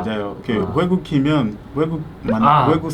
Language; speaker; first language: Korean; non-native, learner; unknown